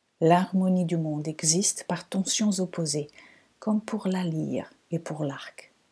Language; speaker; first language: French; non-native, fluent; Portuguese